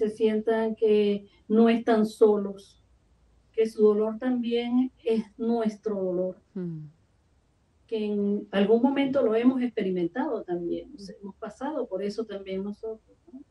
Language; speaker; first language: Spanish; native; Spanish